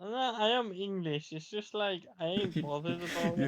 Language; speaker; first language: English; native; English